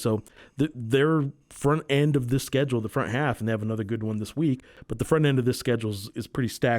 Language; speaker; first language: English; native; English